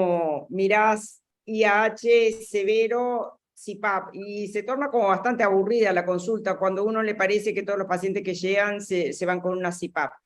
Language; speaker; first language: Spanish; native; Spanish